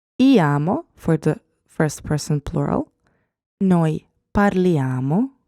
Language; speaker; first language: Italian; non-native, fluent; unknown